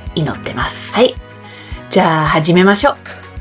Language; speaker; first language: Japanese; non-native, fluent; English